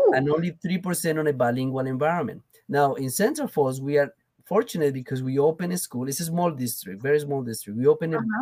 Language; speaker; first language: English; non-native, fluent; Spanish